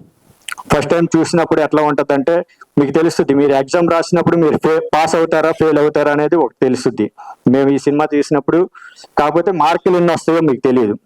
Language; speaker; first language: Telugu; native; Telugu